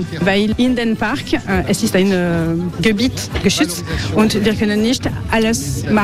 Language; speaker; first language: German; non-native, learner; French